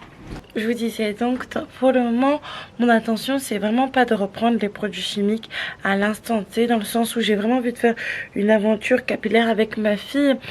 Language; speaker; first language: French; native; French